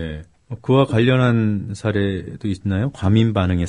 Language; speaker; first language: Korean; native; Korean